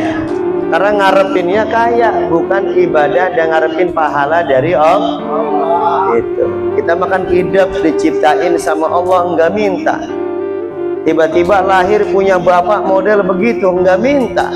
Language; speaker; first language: Indonesian; native; Indonesian